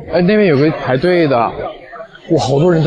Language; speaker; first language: Chinese; native; Chinese